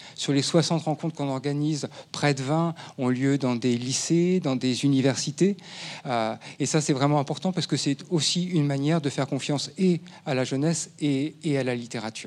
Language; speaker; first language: French; native; French